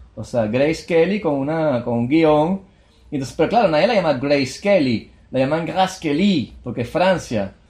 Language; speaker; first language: Spanish; native; Spanish